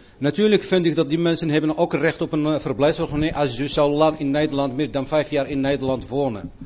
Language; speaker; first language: Dutch; non-native, fluent; Arabic